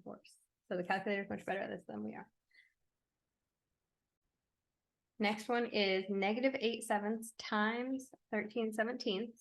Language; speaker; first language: English; native; English